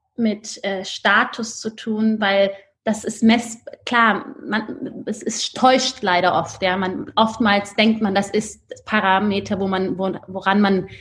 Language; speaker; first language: German; native; German